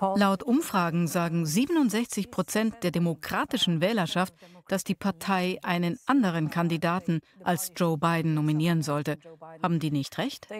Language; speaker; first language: German; native; German